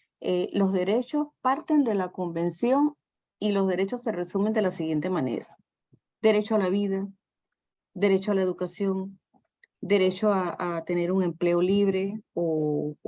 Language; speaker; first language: Spanish; native; Spanish